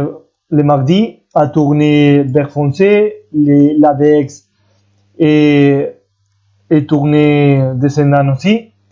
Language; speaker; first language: French; non-native, fluent; Spanish